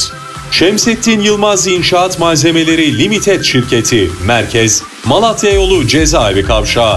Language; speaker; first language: Turkish; native; Turkish